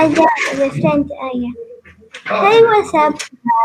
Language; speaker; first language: English; non-native, learner; Spanish